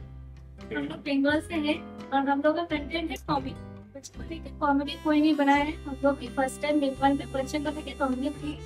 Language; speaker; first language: Hindi; non-native, local second language; Bangla